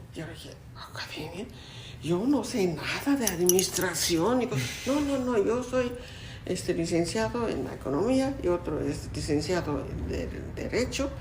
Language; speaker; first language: Spanish; non-native, fluent; Japanese